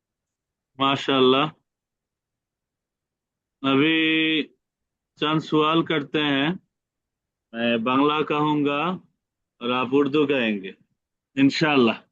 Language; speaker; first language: Hindi; non-native, fluent; Bangla